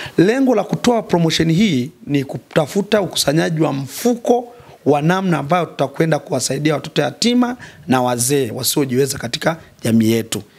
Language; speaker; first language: Swahili; native; Swahili